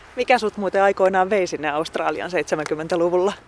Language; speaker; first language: Finnish; native; Finnish